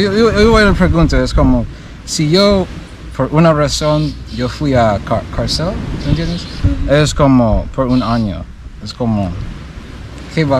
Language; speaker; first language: Spanish; non-native, learner; English